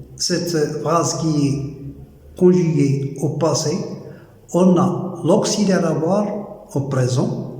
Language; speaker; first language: French; non-native, local second language; Arabic